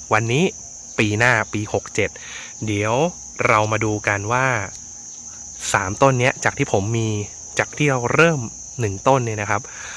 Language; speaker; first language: Thai; native; Thai